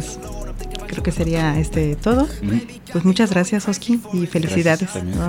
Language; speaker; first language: Spanish; native; Spanish